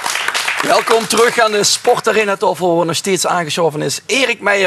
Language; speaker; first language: Dutch; native; Dutch